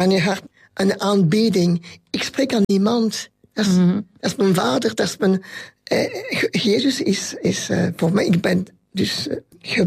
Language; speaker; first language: Dutch; non-native, local second language; French